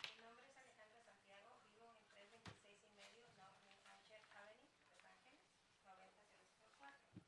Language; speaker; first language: Spanish; native; Spanish